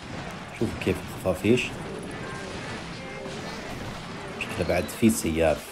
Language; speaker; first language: Arabic; native; Arabic